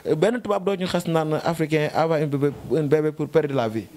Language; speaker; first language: French; non-native, local second language; Wolof